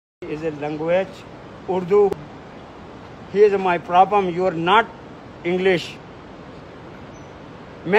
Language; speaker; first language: English; non-native, learner; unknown